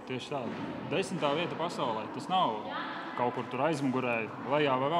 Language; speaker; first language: Latvian; native; Latvian